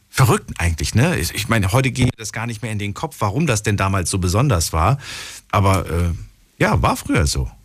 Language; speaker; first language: German; native; German